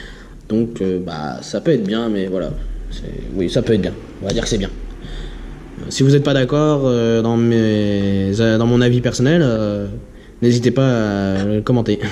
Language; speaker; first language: French; native; French